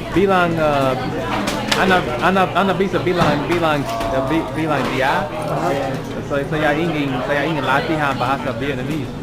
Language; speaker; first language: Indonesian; non-native, learner; English